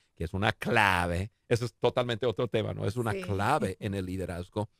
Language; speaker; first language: Spanish; non-native, fluent; English